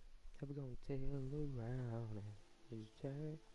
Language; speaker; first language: English; native; English